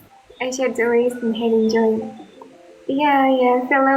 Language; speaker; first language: English; non-native, learner; Russian